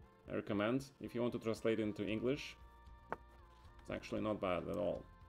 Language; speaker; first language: English; non-native, fluent; Russian